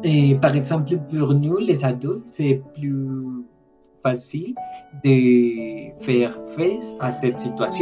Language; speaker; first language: French; non-native, learner; Spanish